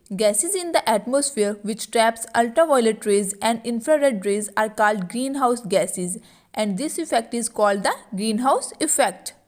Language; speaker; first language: English; non-native, local second language; Punjabi